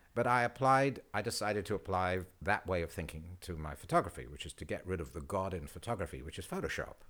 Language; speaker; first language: English; native; English